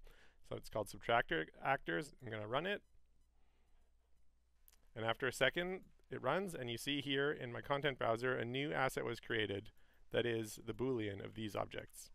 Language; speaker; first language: English; native; English